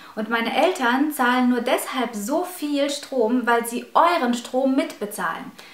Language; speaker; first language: German; early bilingual, other home language; Russian